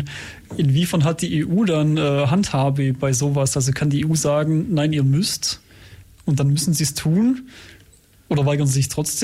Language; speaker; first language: German; native; German